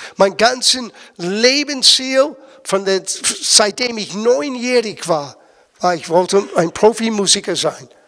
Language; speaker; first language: German; non-native, fluent; English